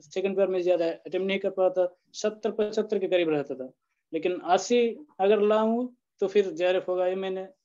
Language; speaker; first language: Hindi; non-native, local second language; Bangla